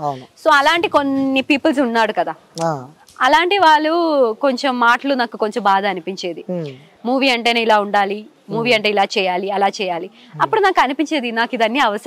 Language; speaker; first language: Telugu; non-native, fluent; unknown